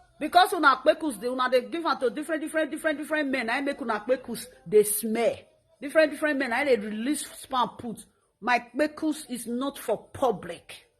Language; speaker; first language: Nigerian Pidgin; non-native, local second language; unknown